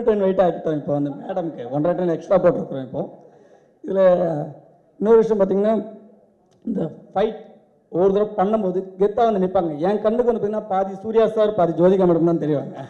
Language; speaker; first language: Tamil; native; Tamil